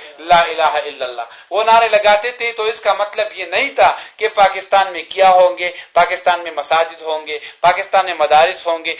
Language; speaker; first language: Urdu; non-native, local second language; Pashto